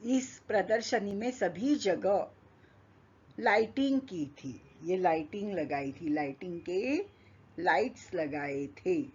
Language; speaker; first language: Hindi; non-native, local second language; Marathi